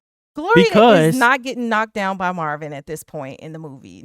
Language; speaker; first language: English; native; English